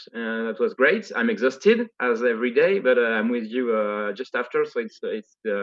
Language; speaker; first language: English; non-native, fluent; French